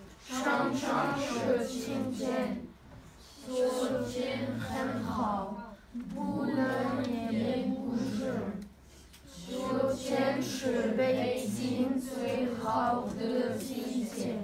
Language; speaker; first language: Chinese; non-native, learner; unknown